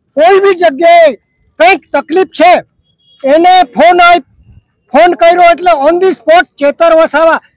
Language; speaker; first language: Gujarati; non-native, local second language; Vasavi